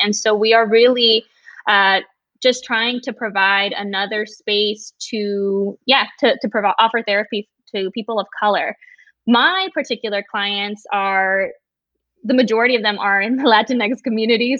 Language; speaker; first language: English; early bilingual, other home language; Spanish